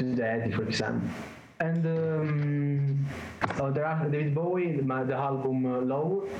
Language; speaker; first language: English; non-native, learner; Italian